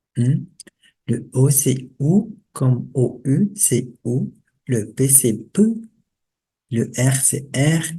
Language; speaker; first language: French; non-native, local second language; Malagasy